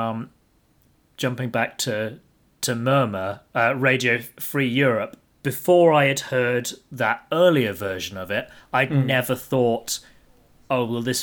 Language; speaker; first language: English; native; English